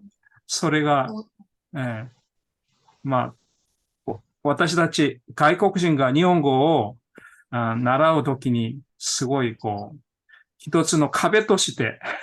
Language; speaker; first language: Japanese; non-native, fluent; Korean